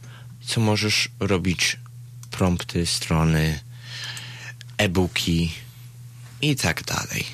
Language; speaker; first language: Polish; early bilingual, heritage; Polish